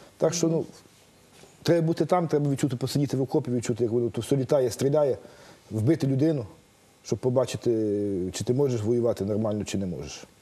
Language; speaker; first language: Ukrainian; native; Ukrainian